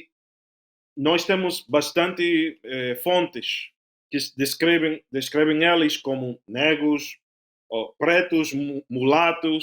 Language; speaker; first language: Portuguese; non-native, fluent; Spanish